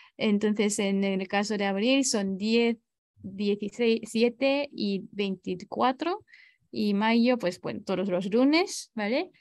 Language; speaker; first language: Spanish; non-native, fluent; Japanese